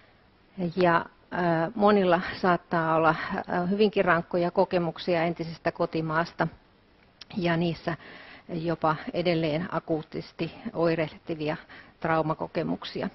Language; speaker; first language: Finnish; native; Finnish